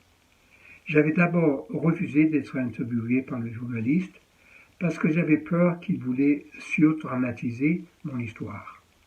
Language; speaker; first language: French; early bilingual, heritage; French